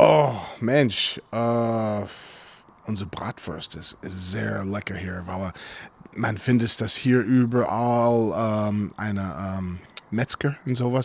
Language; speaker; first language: German; non-native, fluent; English